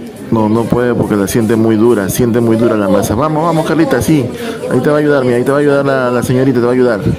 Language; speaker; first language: Spanish; native; Spanish